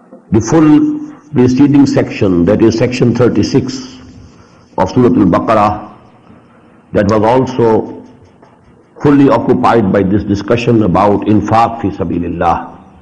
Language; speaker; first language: English; non-native, local second language; Urdu